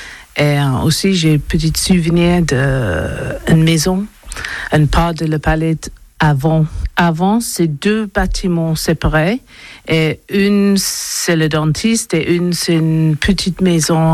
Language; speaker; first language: French; non-native, learner; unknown